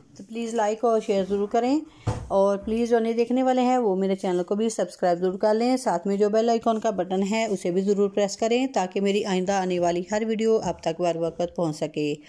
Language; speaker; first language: Urdu; native; Urdu